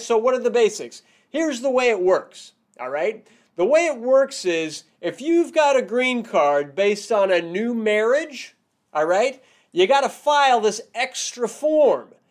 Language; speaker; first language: English; native; English